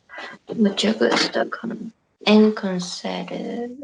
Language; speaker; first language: Spanish; non-native, learner; Korean